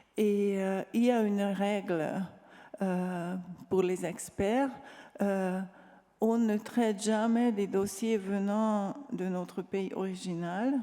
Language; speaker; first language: French; non-native, fluent; Hungarian